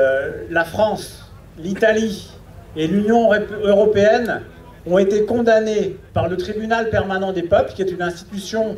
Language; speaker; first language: French; native; French